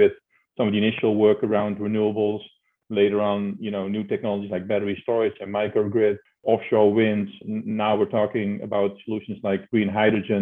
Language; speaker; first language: English; non-native, fluent; Dutch